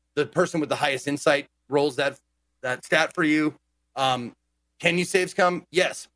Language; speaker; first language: English; native; English